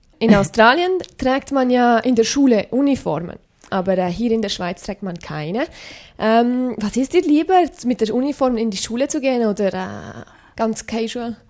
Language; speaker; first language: German; native; German